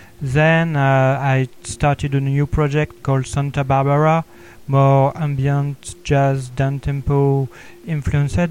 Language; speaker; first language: English; non-native, learner; French